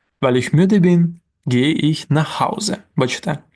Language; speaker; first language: German; non-native, fluent; Ukrainian